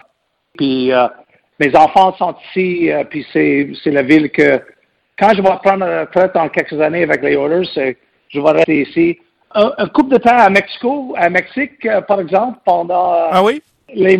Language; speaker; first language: French; non-native, local second language; English